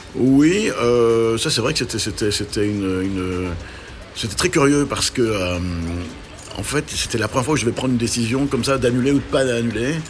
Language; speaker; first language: French; non-native, local second language; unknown